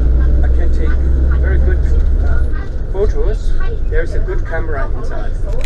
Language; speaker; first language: English; non-native, fluent; German